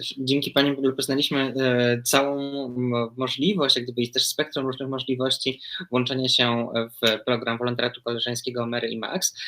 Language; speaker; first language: Polish; native; Polish